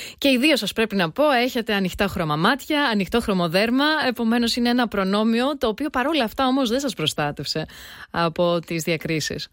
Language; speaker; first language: Greek; early bilingual, heritage; Greek